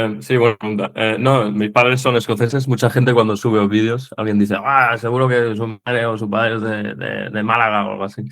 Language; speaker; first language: Spanish; early bilingual, other home language; English